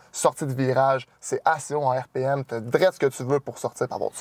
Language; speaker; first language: French; native; French